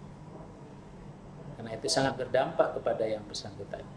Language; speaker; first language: Indonesian; native; Indonesian